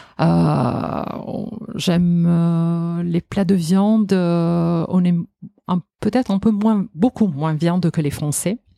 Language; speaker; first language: French; non-native, fluent; Italian